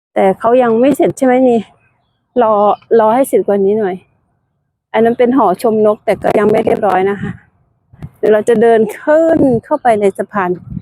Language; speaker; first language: Thai; native; Thai